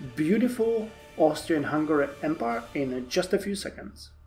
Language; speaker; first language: English; non-native, fluent; Czech